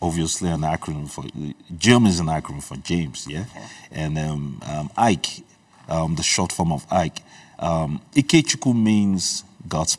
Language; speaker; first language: English; early bilingual, other home language; Igbo